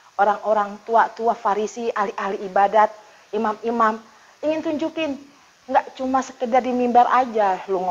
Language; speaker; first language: Indonesian; native; Indonesian